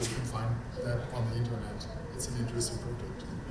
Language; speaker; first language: English; non-native, fluent; German